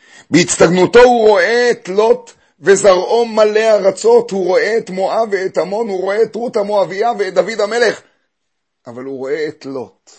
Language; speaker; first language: Hebrew; native; Hebrew